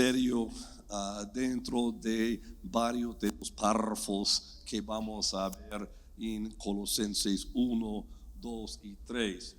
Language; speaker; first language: Spanish; non-native, fluent; English